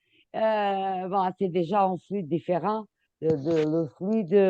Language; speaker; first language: French; non-native, fluent; Portuguese